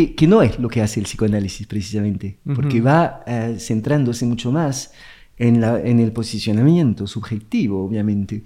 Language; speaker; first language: Spanish; non-native, fluent; French